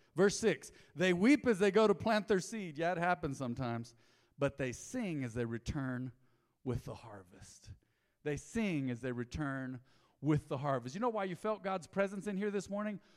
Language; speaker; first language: English; native; English